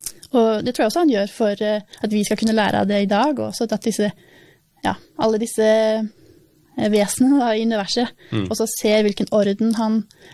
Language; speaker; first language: Norwegian; native; Norwegian